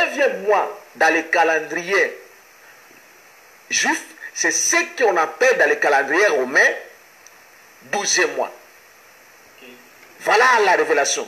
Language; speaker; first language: French; non-native, local second language; Lingala